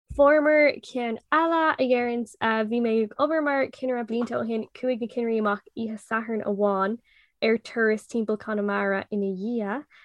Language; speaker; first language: Irish; non-native, local second language; English